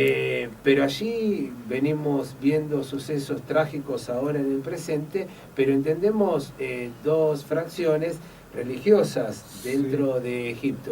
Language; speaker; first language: Spanish; native; Spanish